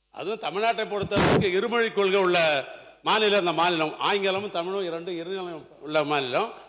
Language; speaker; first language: Tamil; native; Tamil